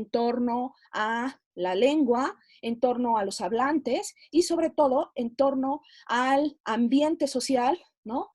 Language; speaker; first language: Spanish; native; Spanish